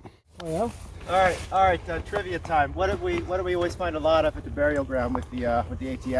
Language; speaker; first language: English; native; English